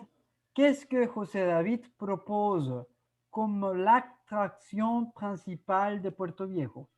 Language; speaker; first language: French; non-native, fluent; Spanish